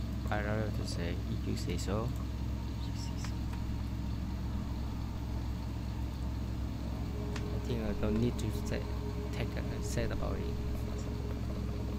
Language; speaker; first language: English; non-native, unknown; Vietnamese